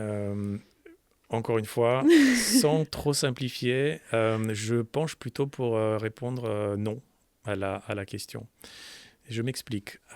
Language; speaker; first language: French; native; French